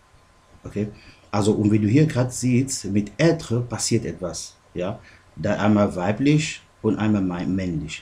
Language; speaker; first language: German; non-native, fluent; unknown